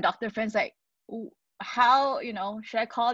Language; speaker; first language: English; non-native, local second language; Cantonese